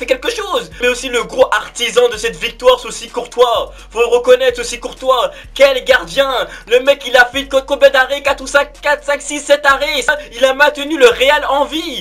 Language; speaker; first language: French; native; French